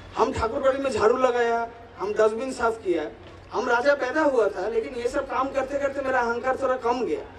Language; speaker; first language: Hindi; non-native, local second language; Bangla